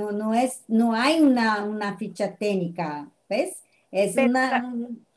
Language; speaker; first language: Spanish; non-native, fluent; Portuguese